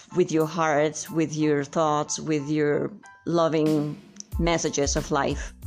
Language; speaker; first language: English; non-native, fluent; Spanish